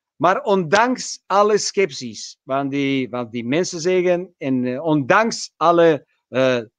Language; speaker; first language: Dutch; non-native, fluent; Georgian